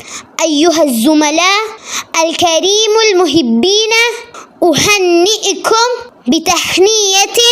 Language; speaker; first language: Arabic; non-native, learner; Malayalam